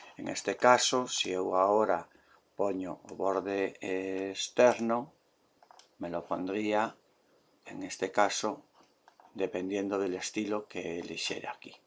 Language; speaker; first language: Spanish; non-native, local second language; Galician